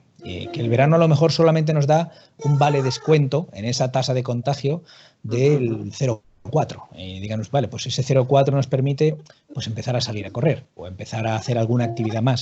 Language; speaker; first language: Spanish; native; Spanish